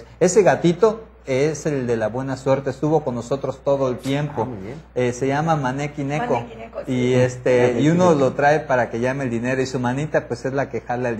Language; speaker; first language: Spanish; native; Spanish